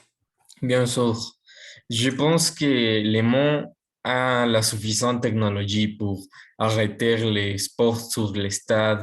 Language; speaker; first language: French; non-native, learner; Spanish